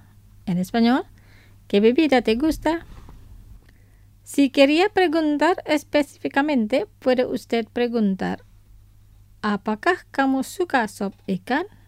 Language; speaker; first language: Spanish; non-native, fluent; Indonesian